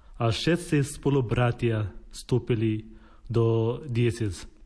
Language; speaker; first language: Slovak; non-native, learner; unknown